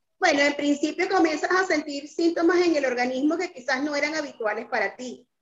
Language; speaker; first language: Spanish; native; Spanish